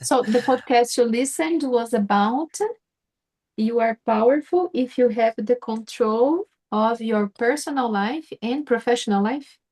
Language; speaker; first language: English; non-native, fluent; Portuguese